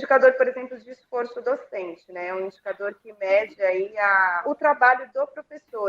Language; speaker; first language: Portuguese; native; Portuguese